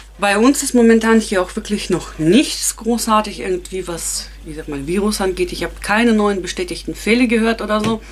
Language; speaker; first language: German; non-native, fluent; Russian